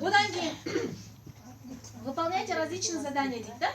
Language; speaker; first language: Russian; non-native, local second language; Kazakh